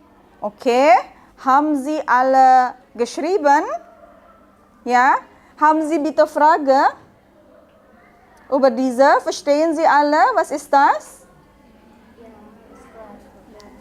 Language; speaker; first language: German; non-native, learner; Indonesian